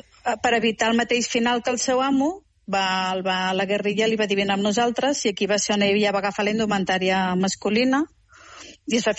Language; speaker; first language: Catalan; native; Catalan